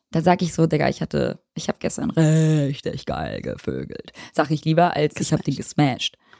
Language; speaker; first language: German; early bilingual, other home language; Albanian